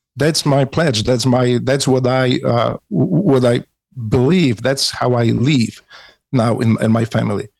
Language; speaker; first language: English; non-native, fluent; Polish